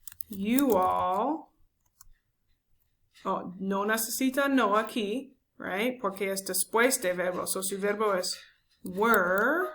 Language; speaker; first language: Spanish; non-native, learner; English